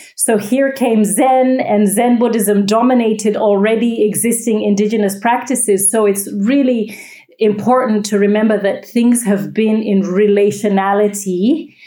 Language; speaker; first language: English; native; English